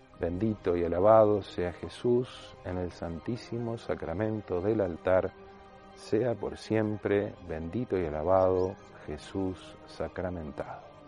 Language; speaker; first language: Spanish; native; Spanish